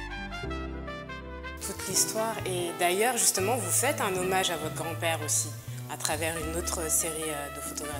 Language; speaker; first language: French; native; French